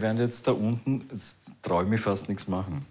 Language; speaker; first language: German; native; German